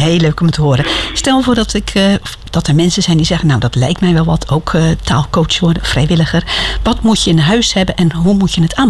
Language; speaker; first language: Dutch; native; Dutch